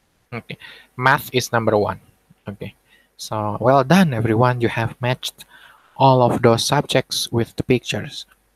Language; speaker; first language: English; non-native, fluent; Indonesian